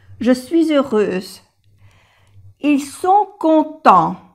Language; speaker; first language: French; non-native, fluent; Spanish